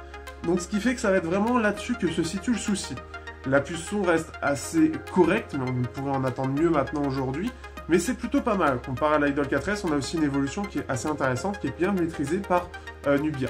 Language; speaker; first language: French; native; French